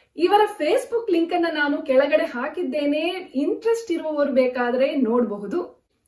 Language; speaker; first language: Kannada; native; Kannada